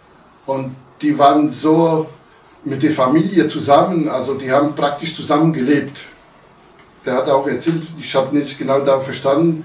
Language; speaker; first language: German; non-native, local second language; Polish